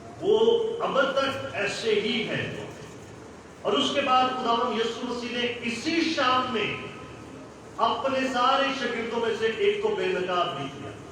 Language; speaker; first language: Urdu; non-native, local second language; Punjabi